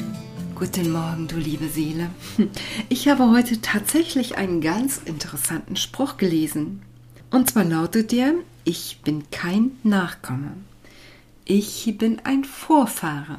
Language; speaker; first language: German; native; German